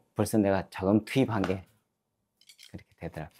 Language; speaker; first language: Korean; native; Korean